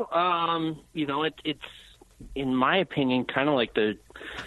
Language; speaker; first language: English; native; English